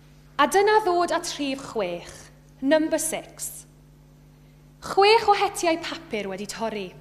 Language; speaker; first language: Welsh; native; Welsh